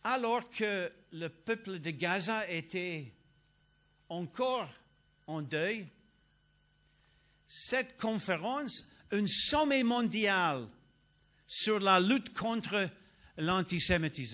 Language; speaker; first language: French; non-native, learner; English